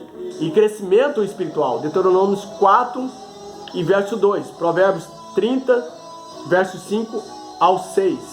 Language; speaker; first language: Portuguese; native; Portuguese